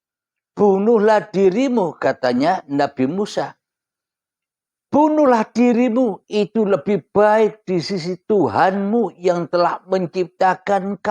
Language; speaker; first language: Indonesian; non-native, local second language; Javanese